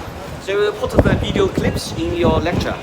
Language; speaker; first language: English; non-native, fluent; Chinese